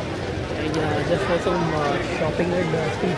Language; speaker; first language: English; non-native, local second language; Hindi